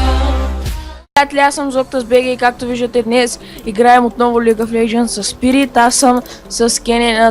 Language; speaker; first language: Bulgarian; native; Bulgarian